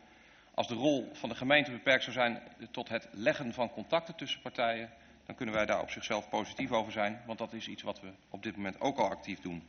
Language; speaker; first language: Dutch; native; Dutch